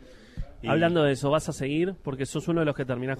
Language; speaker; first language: Spanish; native; Spanish